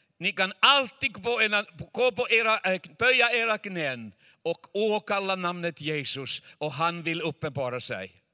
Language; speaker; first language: Swedish; non-native, fluent; Chinese